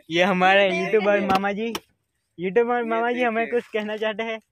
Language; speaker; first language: Hindi; non-native, local second language; Gujarati